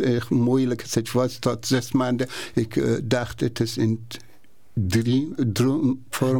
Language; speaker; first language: Dutch; non-native, learner; Persian